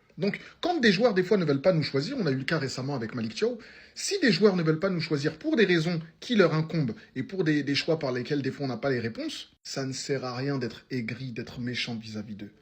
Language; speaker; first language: French; early bilingual, other home language; Wolof